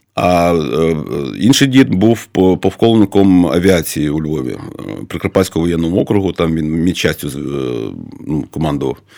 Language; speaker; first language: Ukrainian; native; Ukrainian